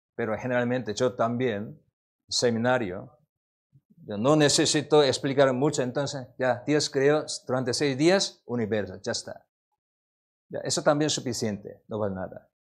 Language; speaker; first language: Spanish; non-native, learner; Korean